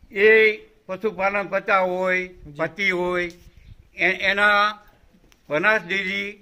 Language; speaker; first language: Hindi; non-native, local second language; Gujarati